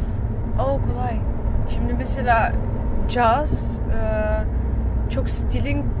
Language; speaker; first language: Turkish; early bilingual, heritage; Turkish